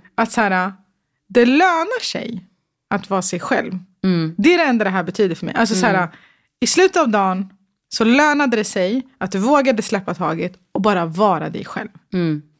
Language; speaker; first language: Swedish; native; Swedish